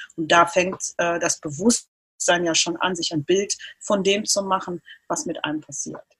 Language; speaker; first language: German; native; German